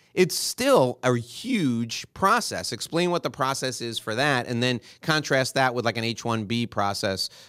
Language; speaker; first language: English; native; English